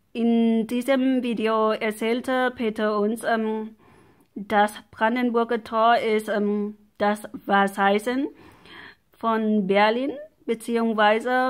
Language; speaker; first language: German; non-native, learner; Vietnamese